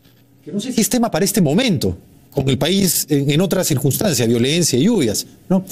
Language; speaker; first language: Spanish; native; Spanish